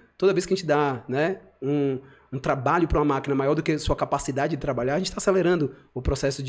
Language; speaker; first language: Portuguese; native; Portuguese